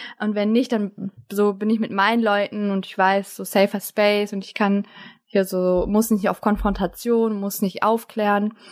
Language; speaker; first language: German; early bilingual, other home language; Turkish